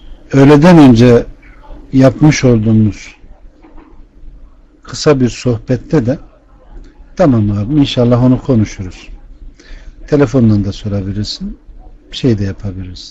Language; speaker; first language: Turkish; native; Turkish